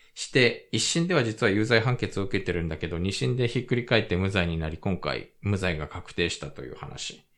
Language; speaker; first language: Japanese; native; Japanese